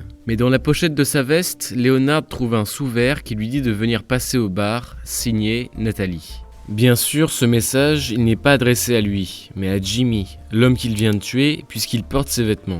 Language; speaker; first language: French; native; French